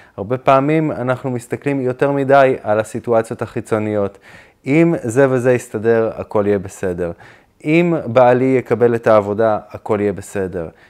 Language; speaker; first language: Hebrew; native; Hebrew